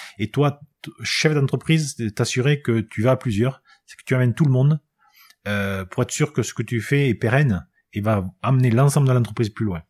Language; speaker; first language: French; native; French